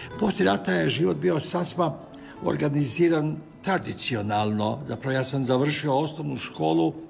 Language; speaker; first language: Croatian; native; Croatian